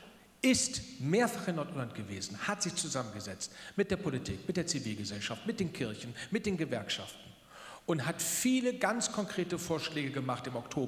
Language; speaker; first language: German; native; German